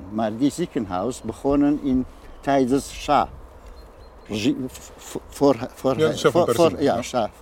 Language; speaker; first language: Dutch; non-native, fluent; Persian